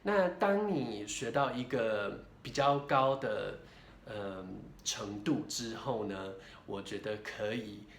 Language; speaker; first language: Chinese; non-native, fluent; English